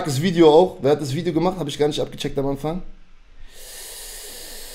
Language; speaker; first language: German; native; German